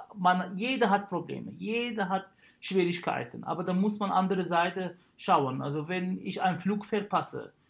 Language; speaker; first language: German; non-native, fluent; Arabic